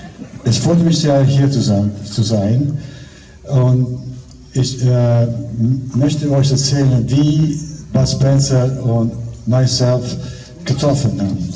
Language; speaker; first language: German; non-native, fluent; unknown